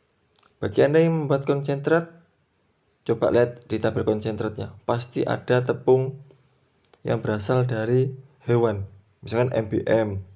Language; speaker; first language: Indonesian; native; Indonesian